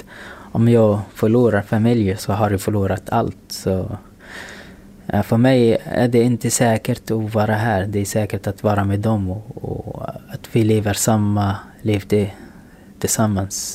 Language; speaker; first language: Swedish; non-native, fluent; Arabic